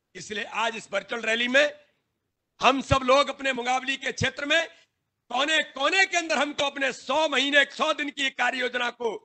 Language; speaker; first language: Hindi; native; Hindi